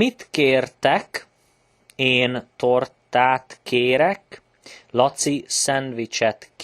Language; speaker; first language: Hungarian; non-native, learner; English